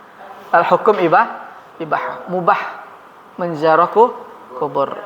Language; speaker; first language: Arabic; non-native, fluent; Indonesian